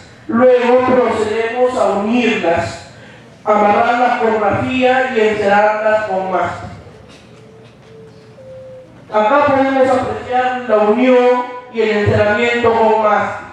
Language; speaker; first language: Spanish; native; Spanish